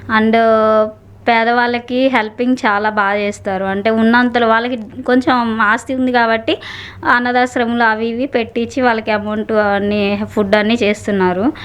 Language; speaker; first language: Telugu; native; Telugu